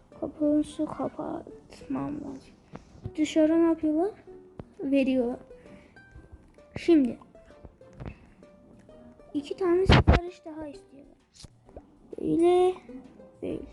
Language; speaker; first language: Turkish; early bilingual, heritage; Turkish